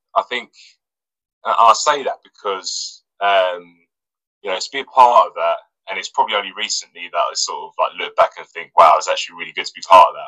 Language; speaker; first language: English; non-native, local second language; Russian